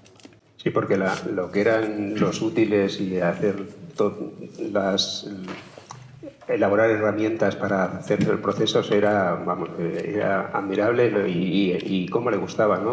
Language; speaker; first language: Spanish; native; Spanish